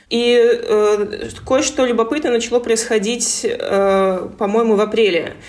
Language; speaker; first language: Russian; native; Russian